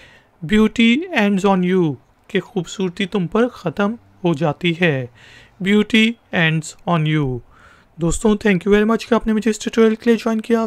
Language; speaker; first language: Hindi; non-native, local second language; Punjabi